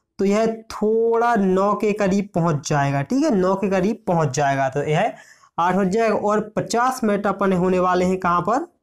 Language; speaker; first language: Hindi; native; Hindi